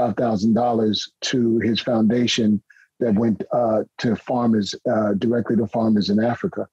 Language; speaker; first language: English; native; English